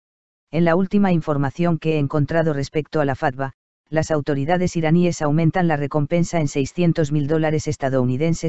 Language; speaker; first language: Spanish; native; Spanish